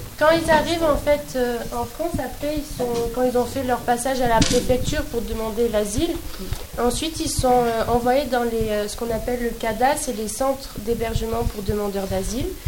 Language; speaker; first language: French; native; French